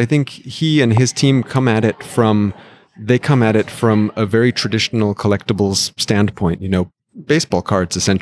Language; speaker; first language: English; native; English